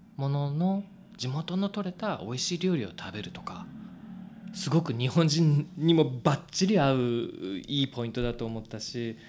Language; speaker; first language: Japanese; native; Japanese